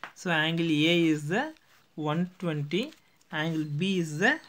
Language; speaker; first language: English; non-native, local second language; Tamil